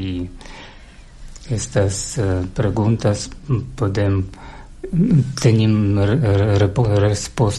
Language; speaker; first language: Catalan; non-native, learner; Russian